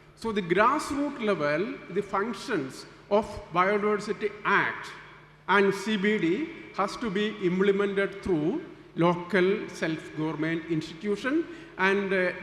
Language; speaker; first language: English; non-native, local second language; Malayalam